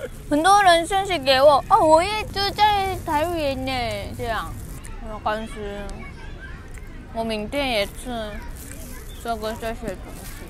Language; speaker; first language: Chinese; non-native, fluent; Korean